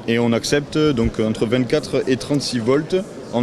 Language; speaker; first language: French; native; French